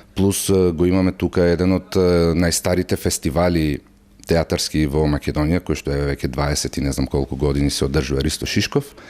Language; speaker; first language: Macedonian; native; Macedonian